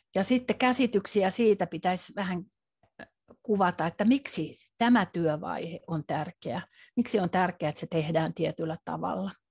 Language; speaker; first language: Finnish; native; Finnish